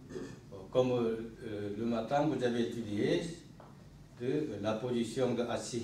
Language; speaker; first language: French; non-native, learner; Korean